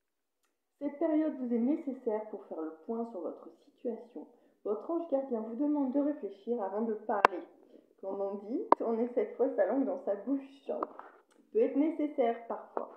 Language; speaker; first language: French; native; French